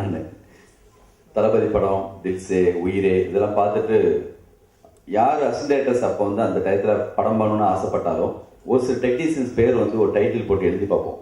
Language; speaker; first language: Tamil; native; Tamil